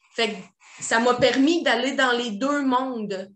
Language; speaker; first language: French; native; French